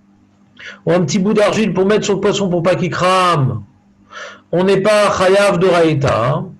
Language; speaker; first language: French; native; French